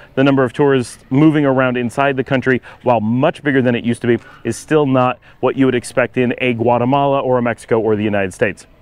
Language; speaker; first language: English; native; English